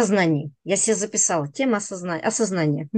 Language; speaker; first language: Russian; native; Russian